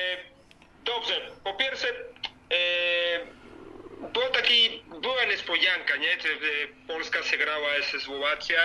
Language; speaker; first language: Polish; non-native, learner; Spanish